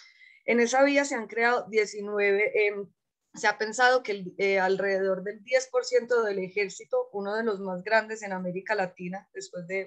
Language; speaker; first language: Spanish; native; Spanish